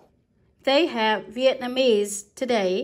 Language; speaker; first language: English; non-native, fluent; Vietnamese